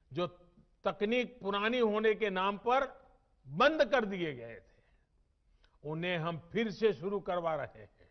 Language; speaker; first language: Hindi; non-native, local second language; Gujarati